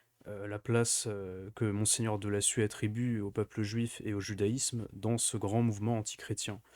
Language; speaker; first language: French; native; French